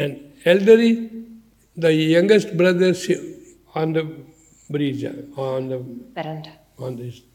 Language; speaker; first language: English; non-native, learner; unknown